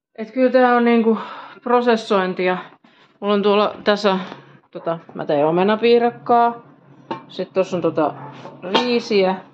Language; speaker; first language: Finnish; native; Finnish